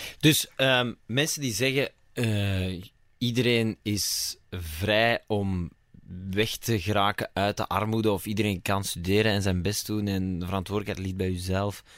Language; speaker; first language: Dutch; native; Dutch